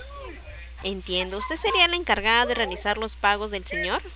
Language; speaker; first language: Spanish; native; Spanish